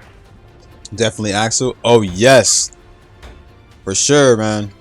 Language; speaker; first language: English; native; English